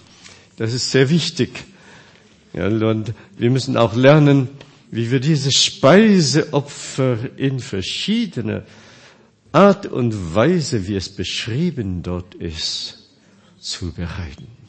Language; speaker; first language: German; non-native, fluent; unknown